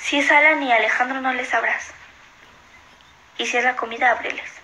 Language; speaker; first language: Spanish; native; Spanish